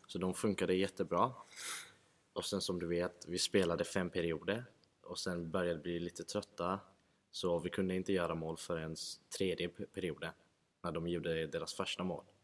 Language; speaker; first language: Swedish; early bilingual, other home language; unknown